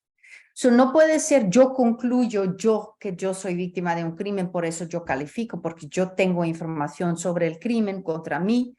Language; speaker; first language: Spanish; early bilingual, heritage; Spanish